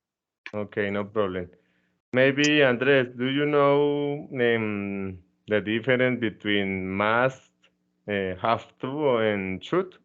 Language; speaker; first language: English; non-native, fluent; Spanish